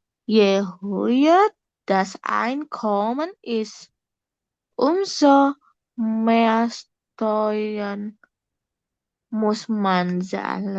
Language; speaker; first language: German; non-native, learner; Indonesian